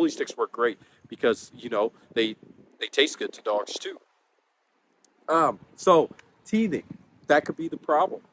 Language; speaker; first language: English; native; English